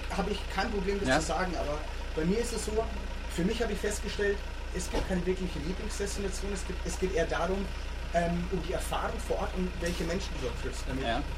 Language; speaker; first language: German; native; German